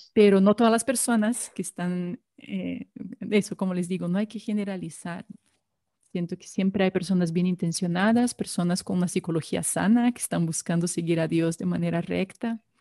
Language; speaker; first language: Spanish; non-native, fluent; Portuguese